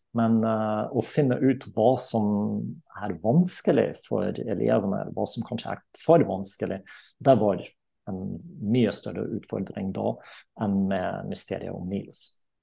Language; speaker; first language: Norwegian; non-native, fluent; German